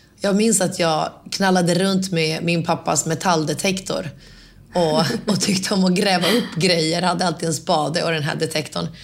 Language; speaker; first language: Swedish; early bilingual, other home language; Finnish